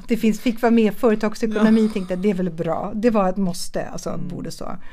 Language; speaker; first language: Swedish; early bilingual, other home language; German